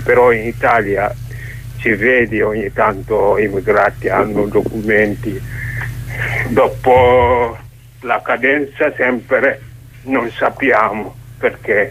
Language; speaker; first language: Italian; non-native, learner; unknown